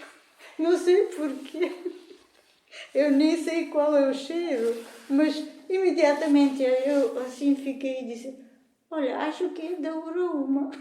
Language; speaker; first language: Portuguese; non-native, fluent; Bulgarian